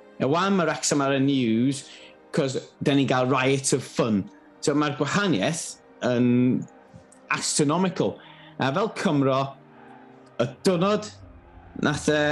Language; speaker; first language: Welsh; native; Welsh